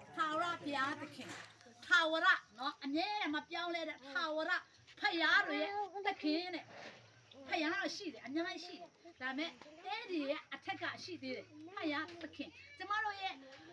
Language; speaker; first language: Burmese; non-native, local second language; Mizo